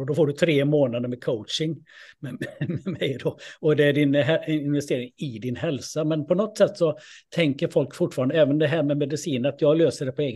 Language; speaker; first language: Swedish; native; Swedish